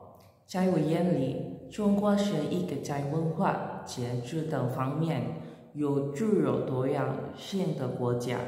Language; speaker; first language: Chinese; non-native, learner; Indonesian